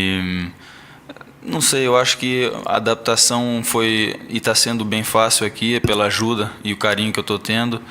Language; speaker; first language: Portuguese; early bilingual, heritage; Portuguese